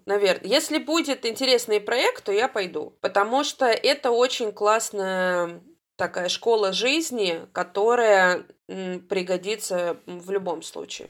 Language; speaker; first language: Russian; native; Russian